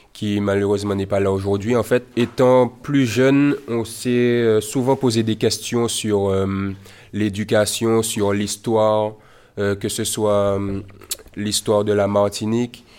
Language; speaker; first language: French; native; French